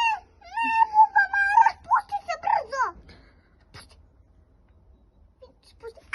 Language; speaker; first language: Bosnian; early bilingual, heritage; Serbian